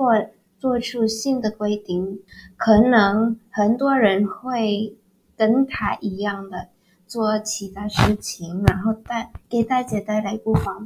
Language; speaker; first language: Chinese; non-native, learner; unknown